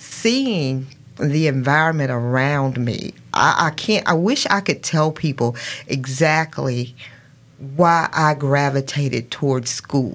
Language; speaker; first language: English; native; English